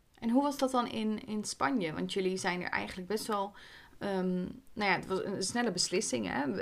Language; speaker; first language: Dutch; native; Dutch